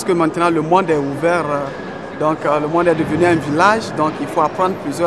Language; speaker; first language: French; non-native, fluent; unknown